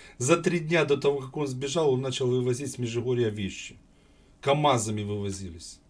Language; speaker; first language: Russian; native; Russian